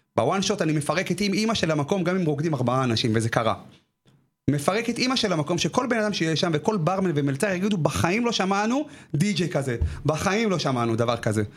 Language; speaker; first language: Hebrew; native; Hebrew